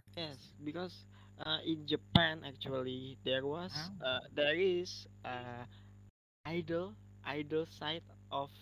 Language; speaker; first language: English; non-native, learner; Indonesian